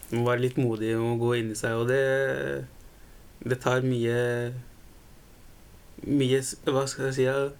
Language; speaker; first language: Norwegian; early bilingual, other home language; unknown